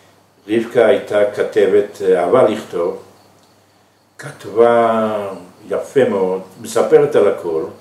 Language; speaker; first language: Hebrew; early bilingual, other home language; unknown